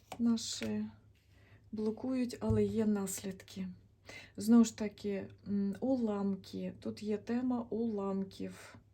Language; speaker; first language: Ukrainian; non-native, local second language; Russian